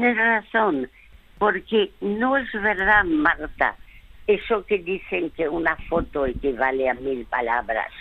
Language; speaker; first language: Spanish; early bilingual, other home language; French